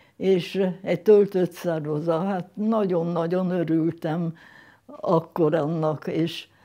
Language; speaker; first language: Hungarian; non-native, local second language; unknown